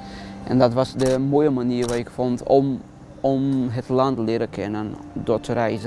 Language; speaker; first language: Dutch; non-native, learner; Portuguese